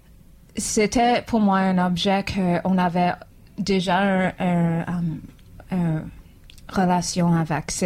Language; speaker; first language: French; non-native, fluent; English